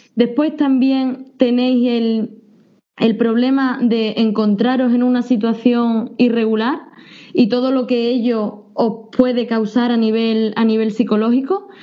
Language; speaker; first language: Spanish; native; Spanish